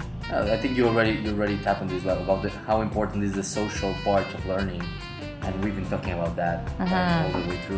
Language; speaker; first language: English; non-native, fluent; Spanish